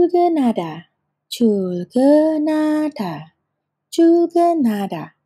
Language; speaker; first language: Korean; non-native, fluent; Indonesian